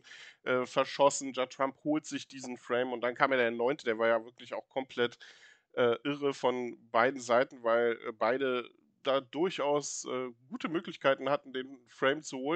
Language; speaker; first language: German; native; German